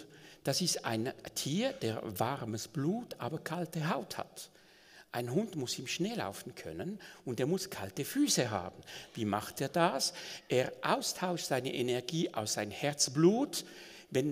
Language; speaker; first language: German; non-native, local second language; French